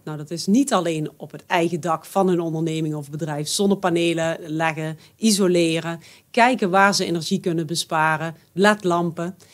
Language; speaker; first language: Dutch; native; Dutch